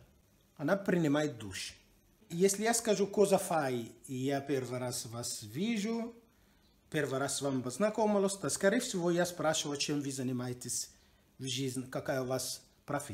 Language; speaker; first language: Russian; non-native, learner; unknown